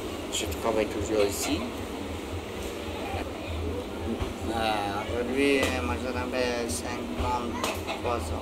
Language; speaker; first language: French; non-native, local second language; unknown